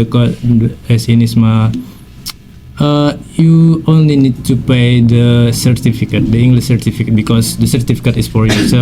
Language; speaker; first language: English; non-native, fluent; Indonesian